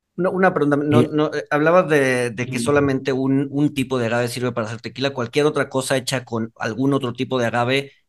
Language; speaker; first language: Spanish; native; Spanish